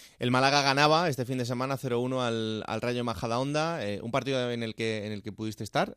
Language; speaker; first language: Spanish; native; Spanish